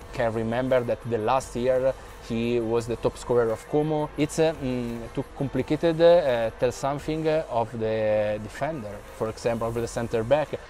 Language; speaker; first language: English; non-native, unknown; Italian